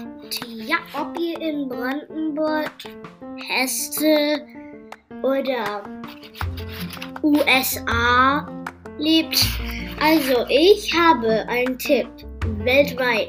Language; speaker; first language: German; non-native, learner; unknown